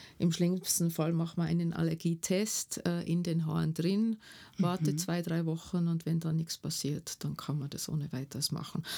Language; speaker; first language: German; native; German